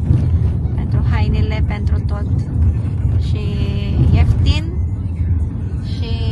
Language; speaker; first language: Romanian; non-native, learner; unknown